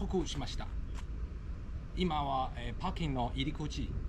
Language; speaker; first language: Japanese; non-native, learner; Chinese